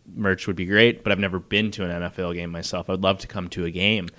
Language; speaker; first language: English; native; English